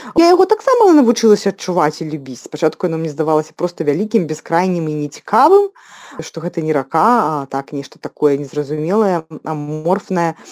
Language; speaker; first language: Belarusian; non-native, local second language; Russian